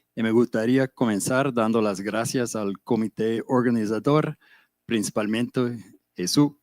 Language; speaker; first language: Spanish; non-native, fluent; English